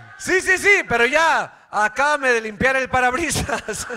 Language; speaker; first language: Spanish; native; Spanish